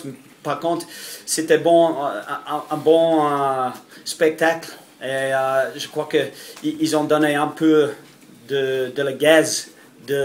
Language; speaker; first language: French; non-native, fluent; English